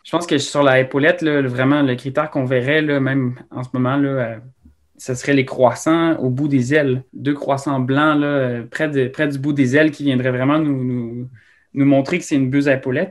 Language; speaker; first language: French; native; French